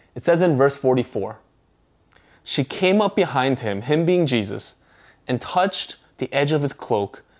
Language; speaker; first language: English; early bilingual, other home language; Korean